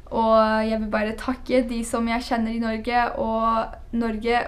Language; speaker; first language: Norwegian; non-native, fluent; English